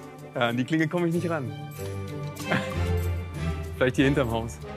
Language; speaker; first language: German; native; German